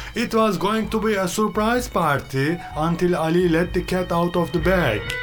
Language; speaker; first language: English; non-native, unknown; Turkish